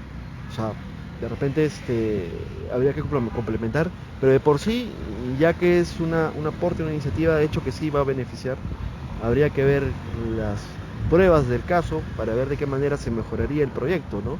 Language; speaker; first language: Spanish; native; Spanish